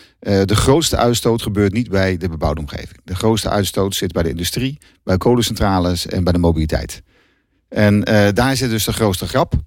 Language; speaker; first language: Dutch; native; Dutch